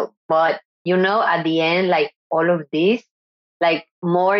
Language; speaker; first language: English; non-native, fluent; Spanish